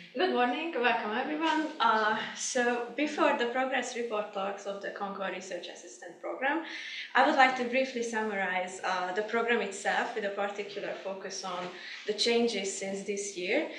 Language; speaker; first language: English; non-native, fluent; Hungarian